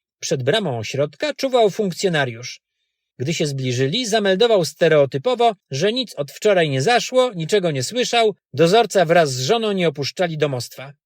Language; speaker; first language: Polish; native; Polish